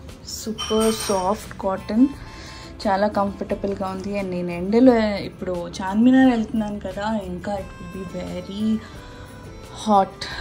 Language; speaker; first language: Telugu; non-native, local second language; Urdu